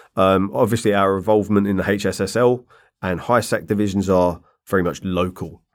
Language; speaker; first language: English; native; English